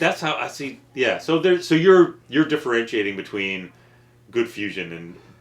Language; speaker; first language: English; native; English